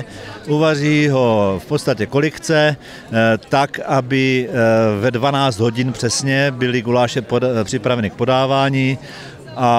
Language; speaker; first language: Czech; native; Czech